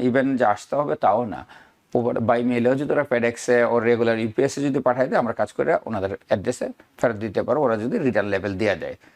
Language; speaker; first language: Bangla; native; Bangla